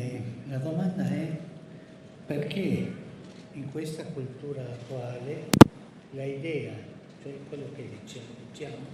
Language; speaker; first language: Italian; non-native, fluent; Spanish